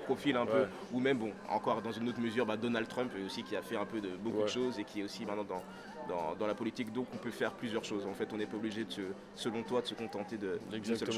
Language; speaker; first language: French; native; French